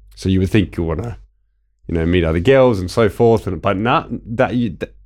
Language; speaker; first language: English; early bilingual, other home language; Italian